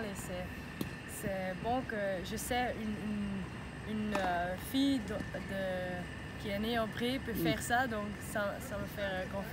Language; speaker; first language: French; non-native, learner; Dutch